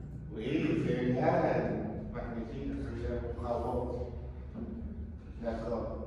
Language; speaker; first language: French; non-native, learner; Spanish